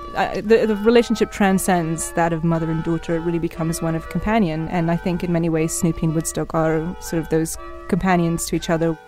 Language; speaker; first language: English; early bilingual, other home language; Spanish